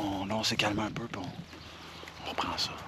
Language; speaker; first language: French; native; French